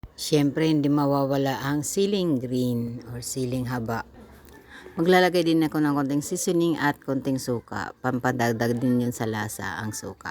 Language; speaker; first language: Filipino; non-native, local second language; Bikol